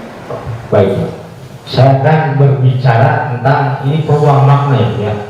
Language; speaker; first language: Indonesian; native; Indonesian